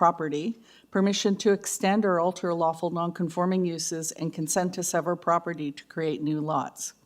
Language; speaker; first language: English; native; English